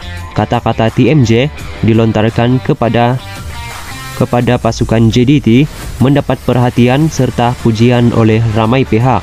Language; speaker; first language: Malay; native; Malay